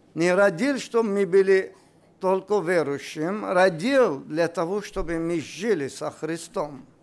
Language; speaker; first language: Russian; non-native, local second language; Armenian